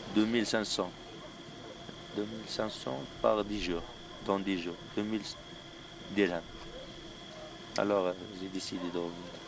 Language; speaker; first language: French; non-native, local second language; Arabic